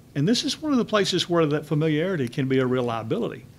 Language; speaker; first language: English; native; English